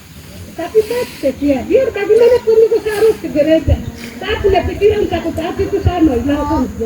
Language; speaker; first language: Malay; non-native, local second language; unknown